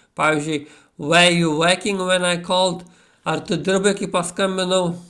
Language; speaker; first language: English; non-native, fluent; Lithuanian